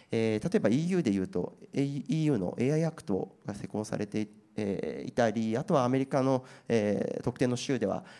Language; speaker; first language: Japanese; native; Japanese